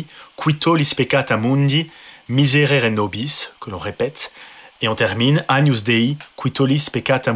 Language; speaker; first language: French; native; French